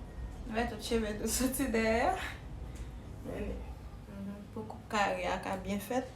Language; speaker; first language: French; non-native, local second language; Haitian Creole